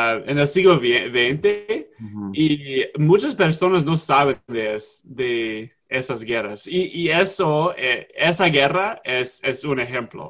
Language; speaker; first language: Spanish; non-native, learner; English